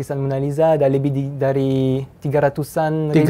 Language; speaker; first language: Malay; non-native, fluent; French